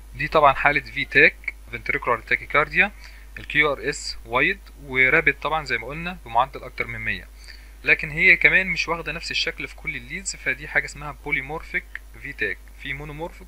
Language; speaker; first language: Arabic; native; Arabic